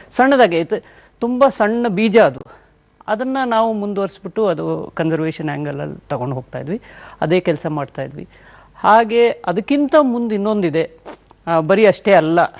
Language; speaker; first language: Kannada; non-native, local second language; Gujarati